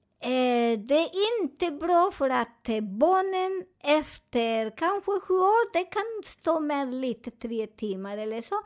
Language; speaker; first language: Swedish; non-native, fluent; Spanish